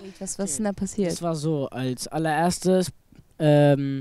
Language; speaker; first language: German; native; German